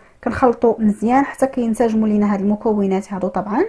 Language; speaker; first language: Arabic; native; Arabic